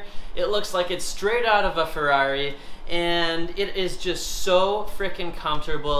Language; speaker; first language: English; native; English